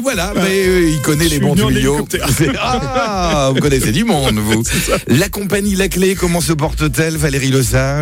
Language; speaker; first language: French; native; French